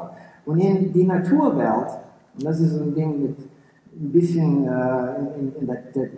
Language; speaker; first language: German; early bilingual, heritage; English